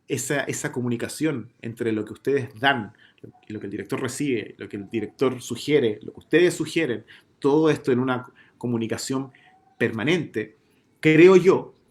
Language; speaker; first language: Spanish; native; Spanish